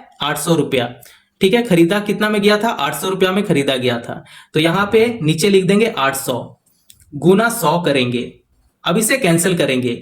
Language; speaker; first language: Hindi; native; Hindi